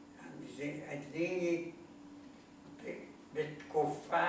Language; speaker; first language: Hebrew; non-native, learner; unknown